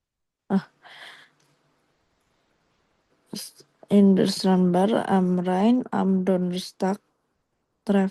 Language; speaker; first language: German; non-native, learner; Indonesian